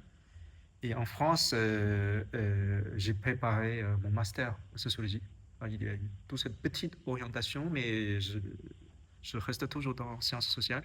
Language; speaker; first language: French; non-native, fluent; Chinese